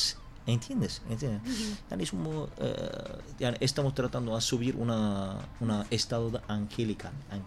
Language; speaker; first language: Spanish; non-native, learner; Turkish